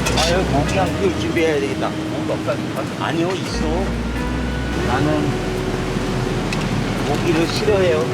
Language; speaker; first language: Korean; native; Korean